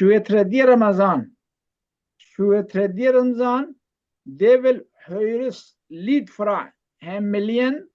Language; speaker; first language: Norwegian; non-native, learner; Urdu